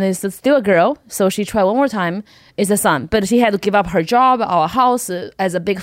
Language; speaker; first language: English; non-native, fluent; Chinese